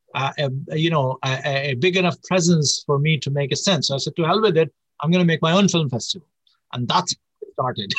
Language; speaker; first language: English; native; English